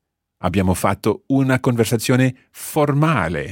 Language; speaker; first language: Italian; non-native, fluent; English